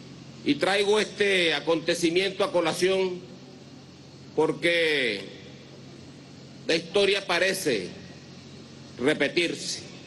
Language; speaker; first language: Spanish; native; Spanish